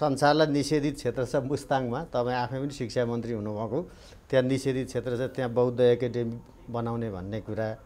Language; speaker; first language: Nepali; native; Nepali